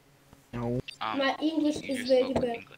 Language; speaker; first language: English; non-native, learner; French